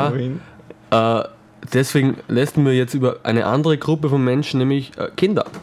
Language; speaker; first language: German; native; German